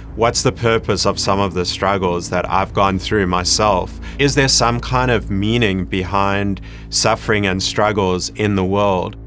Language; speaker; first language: English; native; English